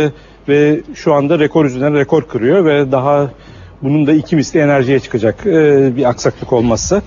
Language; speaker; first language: Turkish; native; Turkish